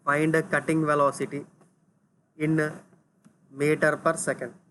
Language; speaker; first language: English; non-native, local second language; Telugu